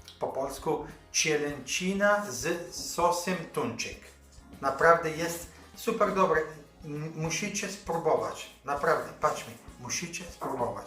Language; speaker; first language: Polish; non-native, learner; Italian